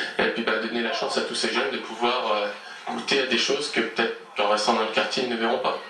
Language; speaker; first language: French; native; French